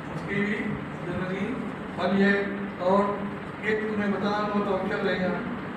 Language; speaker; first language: Hindi; non-native, local second language; Marathi